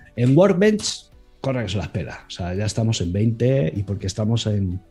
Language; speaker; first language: Spanish; native; Spanish